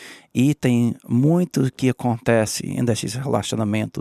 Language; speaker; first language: Portuguese; non-native, learner; English